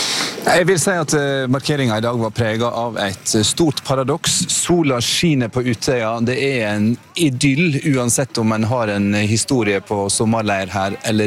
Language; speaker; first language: Norwegian; native; Norwegian